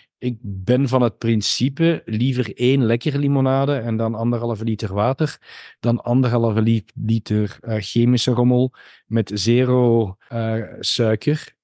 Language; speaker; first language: Dutch; native; Dutch